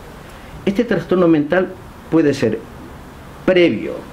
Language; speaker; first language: Spanish; native; Spanish